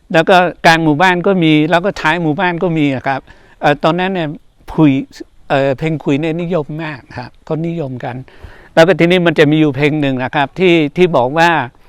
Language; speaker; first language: Thai; non-native, local second language; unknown